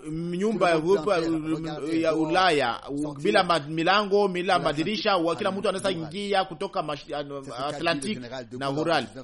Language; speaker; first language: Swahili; native; Swahili